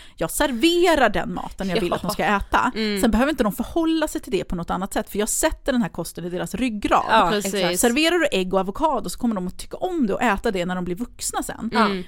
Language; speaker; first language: Swedish; early bilingual, other home language; Greek